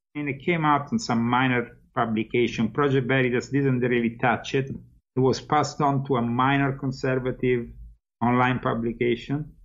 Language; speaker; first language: English; non-native, fluent; Italian